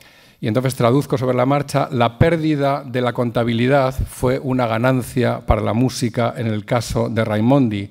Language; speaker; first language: Spanish; native; Spanish